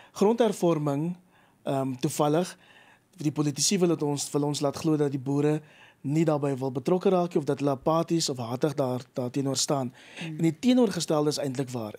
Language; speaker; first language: Afrikaans; native; Afrikaans